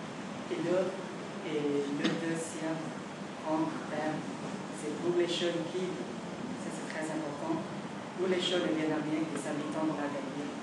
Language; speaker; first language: French; non-native, learner; Vietnamese